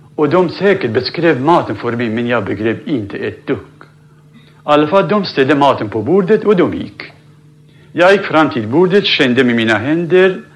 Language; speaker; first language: Swedish; non-native, fluent; Central Kurdish